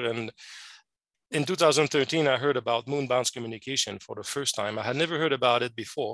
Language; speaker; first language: English; non-native, fluent; French